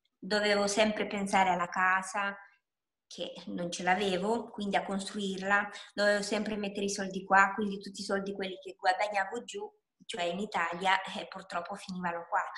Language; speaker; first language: Italian; non-native, fluent; Romanian